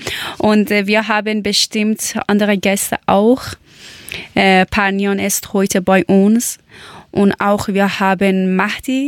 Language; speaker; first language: German; non-native, learner; Persian